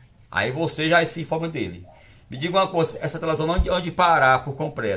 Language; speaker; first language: Portuguese; native; Portuguese